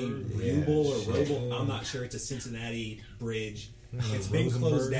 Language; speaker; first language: English; native; English